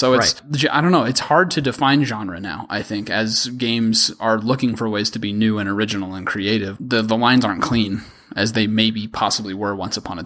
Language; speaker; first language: English; native; English